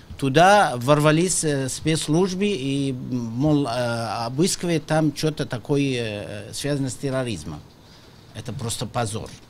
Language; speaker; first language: Russian; non-native, fluent; Arabic